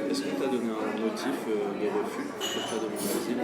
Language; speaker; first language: French; native; French